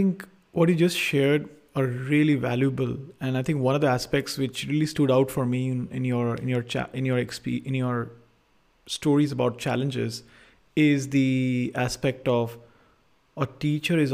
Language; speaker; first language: English; non-native, local second language; Hindi